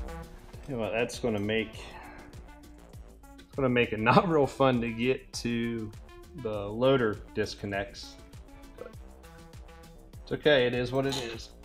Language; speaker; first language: English; native; English